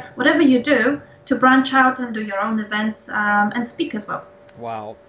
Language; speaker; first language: English; non-native, fluent; Polish